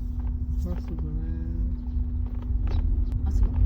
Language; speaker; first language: Japanese; non-native, learner; Mongolian